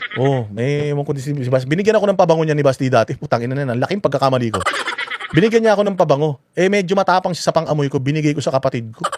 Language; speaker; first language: Filipino; native; Filipino